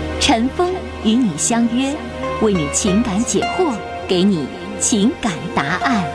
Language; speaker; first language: Chinese; native; Chinese